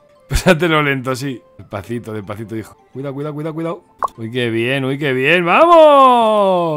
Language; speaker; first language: Spanish; native; Spanish